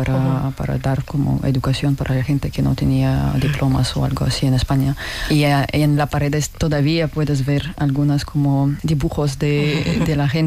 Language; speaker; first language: Spanish; non-native, learner; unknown